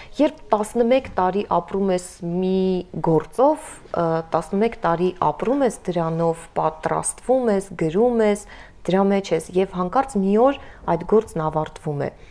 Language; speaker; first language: Armenian; native; Armenian